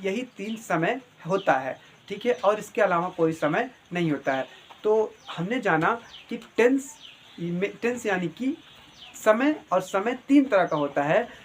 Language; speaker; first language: Hindi; native; Hindi